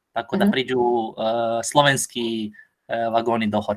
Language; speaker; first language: Slovak; non-native, learner; Croatian